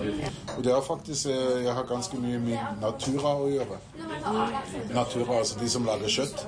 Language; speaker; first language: Norwegian; non-native, fluent; German